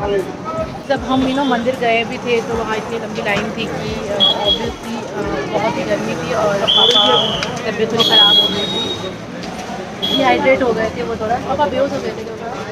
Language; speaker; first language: Hindi; native; Hindi